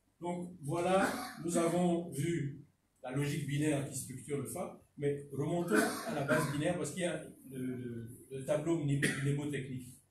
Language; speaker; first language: French; non-native, local second language; Fon